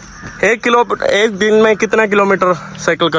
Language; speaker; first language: Hindi; non-native, local second language; Malayalam